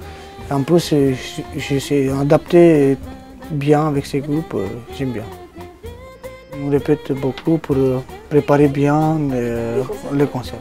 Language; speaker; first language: French; non-native, learner; Romanian